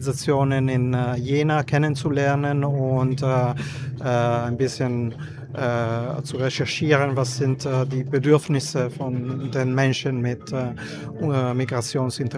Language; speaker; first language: German; non-native, fluent; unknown